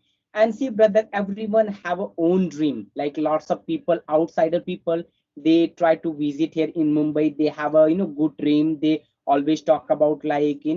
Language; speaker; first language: English; non-native, fluent; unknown